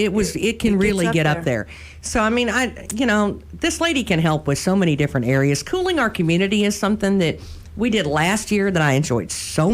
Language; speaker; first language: English; native; English